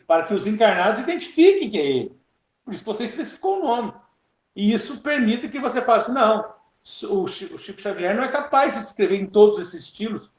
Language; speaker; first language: Portuguese; native; Portuguese